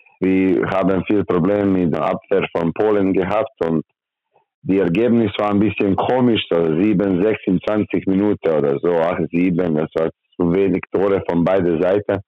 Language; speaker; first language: German; non-native, learner; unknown